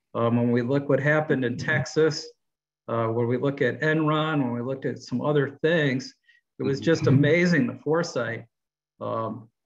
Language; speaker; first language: English; native; English